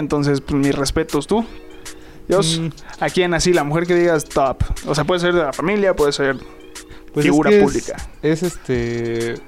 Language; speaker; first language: Spanish; native; Spanish